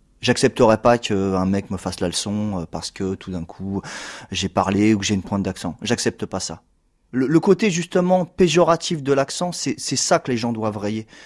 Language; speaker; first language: French; native; French